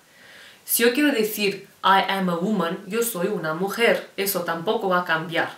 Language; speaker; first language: Spanish; non-native, fluent; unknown